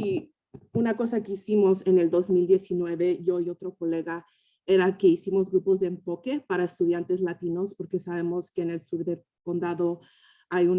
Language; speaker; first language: Spanish; early bilingual, heritage; Spanish